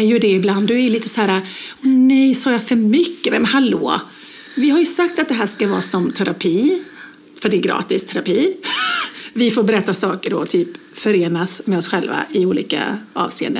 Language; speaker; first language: Swedish; native; Swedish